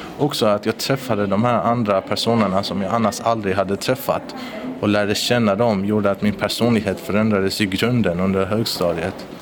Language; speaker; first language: Swedish; early bilingual, other home language; Persian